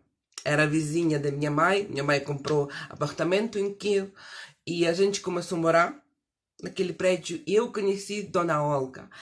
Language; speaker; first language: Portuguese; non-native, fluent; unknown